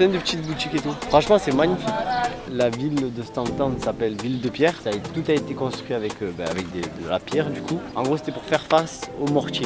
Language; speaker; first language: French; native; French